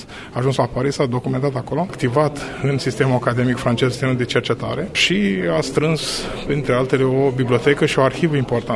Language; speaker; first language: Romanian; native; Romanian